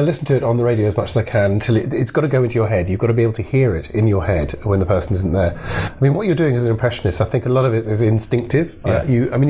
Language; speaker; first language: English; native; English